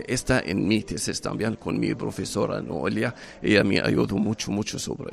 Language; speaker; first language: Spanish; non-native, learner; Arabic